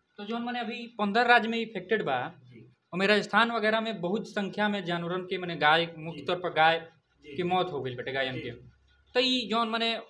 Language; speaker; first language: Hindi; native; Hindi